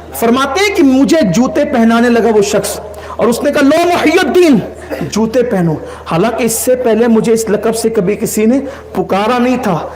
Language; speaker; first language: Urdu; native; Urdu